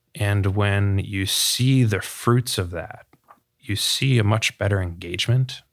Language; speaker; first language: English; native; English